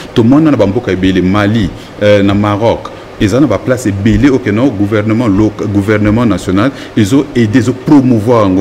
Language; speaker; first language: French; non-native, local second language; Lingala